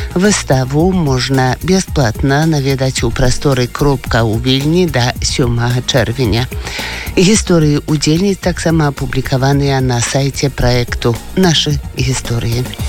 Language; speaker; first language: Belarusian; native; Belarusian